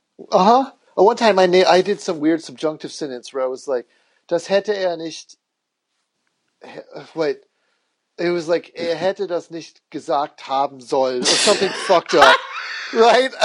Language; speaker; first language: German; non-native, fluent; English